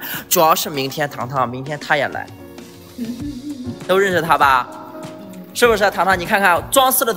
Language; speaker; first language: Chinese; native; Chinese